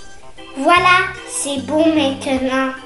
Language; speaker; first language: French; non-native, learner; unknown